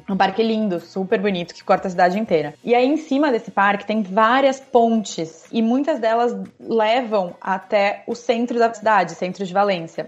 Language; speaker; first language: Portuguese; native; Portuguese